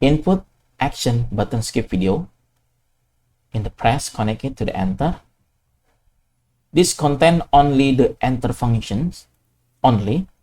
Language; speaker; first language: English; non-native, fluent; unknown